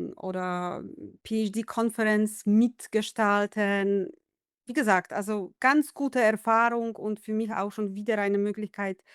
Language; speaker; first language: German; non-native, fluent; Polish